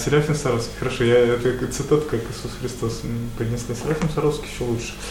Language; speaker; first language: Russian; native; Russian